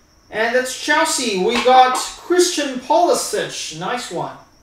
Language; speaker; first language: English; non-native, fluent; Chinese